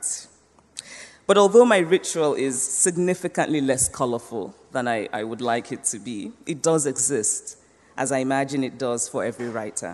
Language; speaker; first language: English; non-native, local second language; Igbo